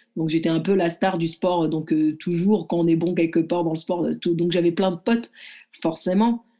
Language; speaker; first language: French; early bilingual, other home language; Arabic